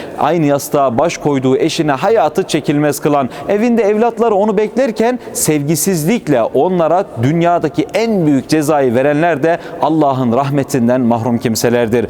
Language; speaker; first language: Turkish; native; Turkish